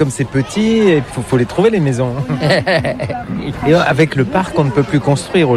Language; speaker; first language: French; native; French